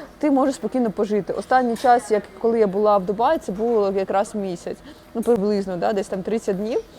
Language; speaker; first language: Ukrainian; non-native, local second language; Russian